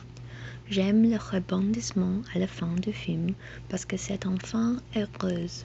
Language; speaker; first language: French; non-native, learner; English